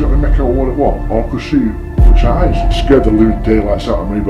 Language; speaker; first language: English; native; English